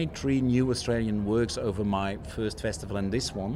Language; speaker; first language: English; non-native, fluent; Dutch